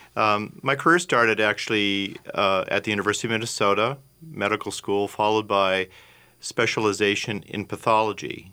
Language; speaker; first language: English; native; English